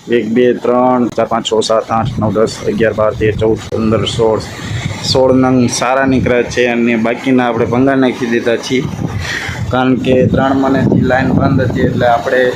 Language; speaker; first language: Gujarati; native; Gujarati